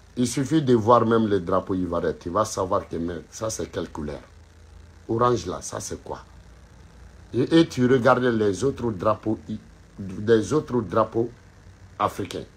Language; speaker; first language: French; non-native, local second language; Bambara